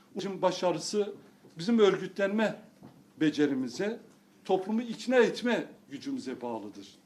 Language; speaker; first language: Turkish; non-native, local second language; Kurdish